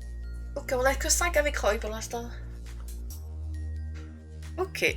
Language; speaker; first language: French; native; French